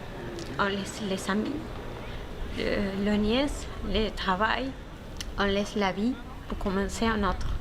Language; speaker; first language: French; non-native, learner; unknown